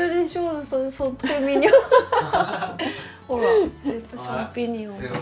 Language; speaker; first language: French; non-native, learner; Japanese